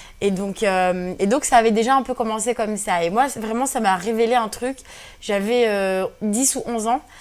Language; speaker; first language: French; early bilingual, other home language; Kabyle